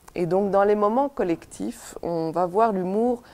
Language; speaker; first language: French; native; French